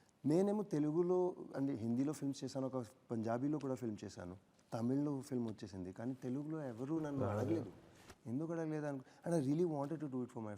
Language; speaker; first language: Telugu; early bilingual, heritage; Telugu